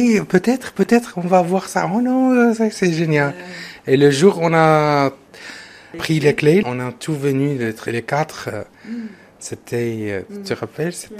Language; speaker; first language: French; non-native, learner; Arabic